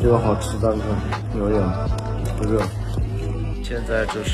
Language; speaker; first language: Chinese; non-native, fluent; Thai